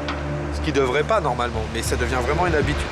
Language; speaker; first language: French; native; French